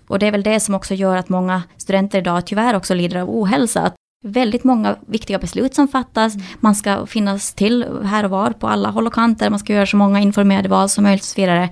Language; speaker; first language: Swedish; native; Swedish